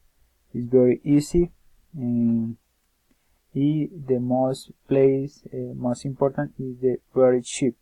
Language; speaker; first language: English; non-native, learner; Spanish